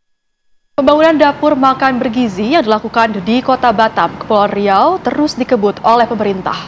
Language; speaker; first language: Indonesian; native; Indonesian